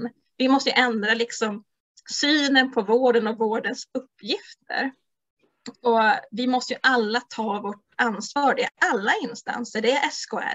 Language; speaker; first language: Swedish; native; Swedish